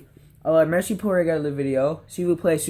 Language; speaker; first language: French; non-native, learner; English